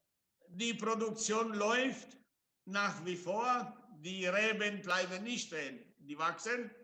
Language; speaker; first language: German; non-native, fluent; Italian